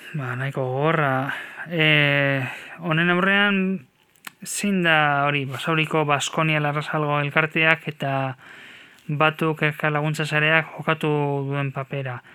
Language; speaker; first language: Basque; native; Basque